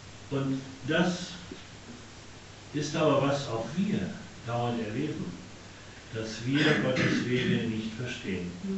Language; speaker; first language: German; native; German